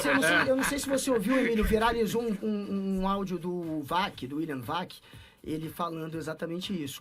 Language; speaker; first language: Portuguese; native; Portuguese